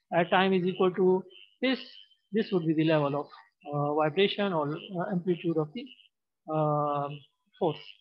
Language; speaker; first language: English; non-native, local second language; Pashto